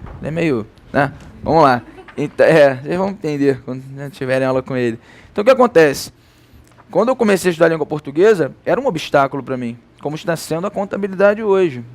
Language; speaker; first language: Portuguese; native; Portuguese